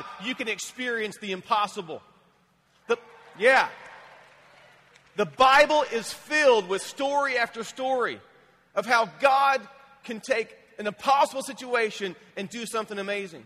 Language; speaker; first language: English; native; English